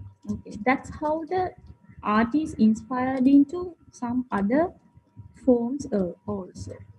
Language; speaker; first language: English; non-native, local second language; Sinhala